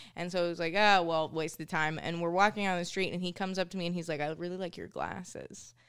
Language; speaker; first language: English; native; English